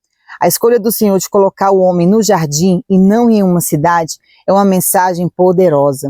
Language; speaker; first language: Portuguese; native; Portuguese